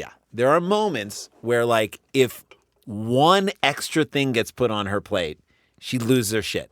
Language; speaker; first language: English; native; English